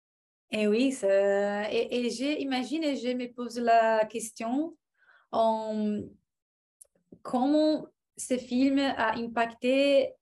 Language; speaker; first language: French; non-native, fluent; Portuguese